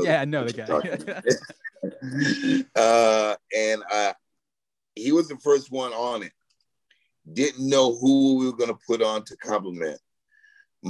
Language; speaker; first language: English; native; English